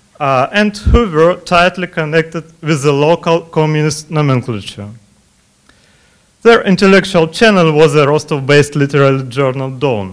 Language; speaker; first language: English; non-native, fluent; Russian